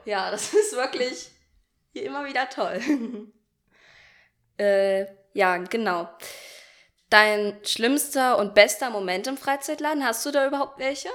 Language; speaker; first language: German; native; German